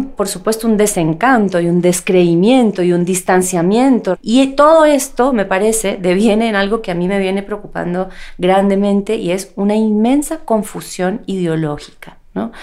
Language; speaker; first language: Spanish; native; Spanish